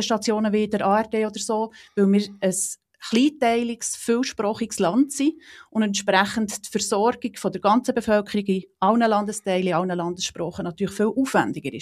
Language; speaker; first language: German; native; German